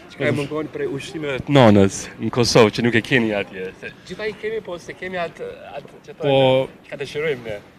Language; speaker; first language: Albanian; native; Albanian